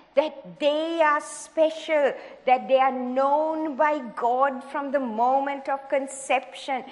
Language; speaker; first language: English; non-native, local second language; Sinhala